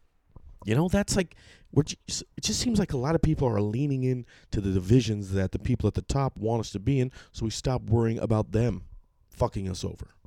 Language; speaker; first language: English; native; English